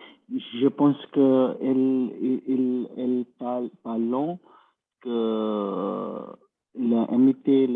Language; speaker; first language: French; non-native, learner; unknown